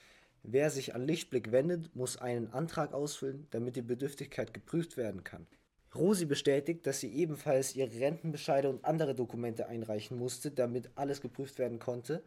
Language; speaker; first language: German; native; German